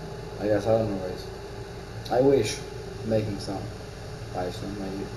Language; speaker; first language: English; non-native, learner; Italian